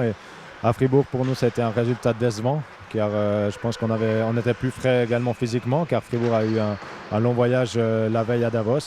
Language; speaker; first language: French; native; French